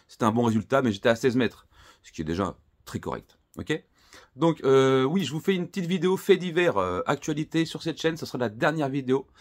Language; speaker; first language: French; native; French